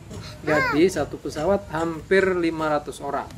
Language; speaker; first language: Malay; non-native, local second language; Javanese